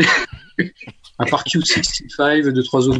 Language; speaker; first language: French; native; French